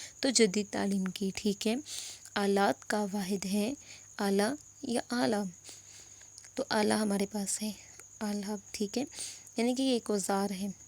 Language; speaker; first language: Urdu; non-native, local second language; Pashto